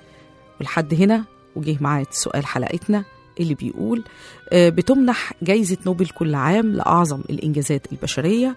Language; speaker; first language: Arabic; native; Arabic